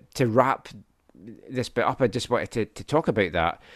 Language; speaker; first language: English; native; English